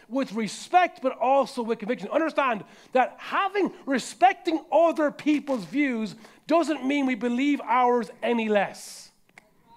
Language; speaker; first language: English; native; English